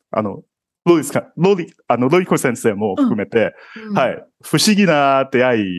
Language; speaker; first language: Japanese; non-native, fluent; Cantonese